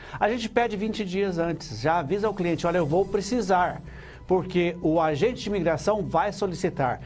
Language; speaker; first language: Portuguese; early bilingual, heritage; Portuguese